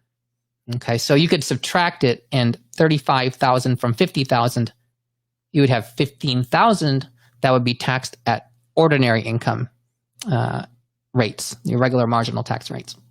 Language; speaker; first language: English; native; English